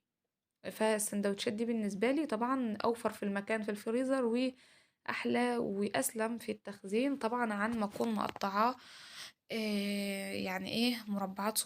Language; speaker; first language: Arabic; native; Arabic